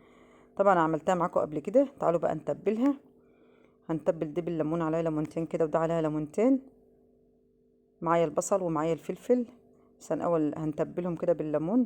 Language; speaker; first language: Arabic; native; Arabic